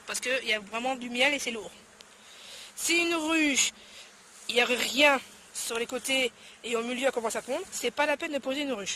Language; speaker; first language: French; native; French